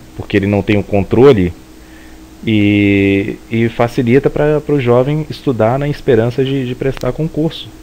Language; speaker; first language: Portuguese; native; Portuguese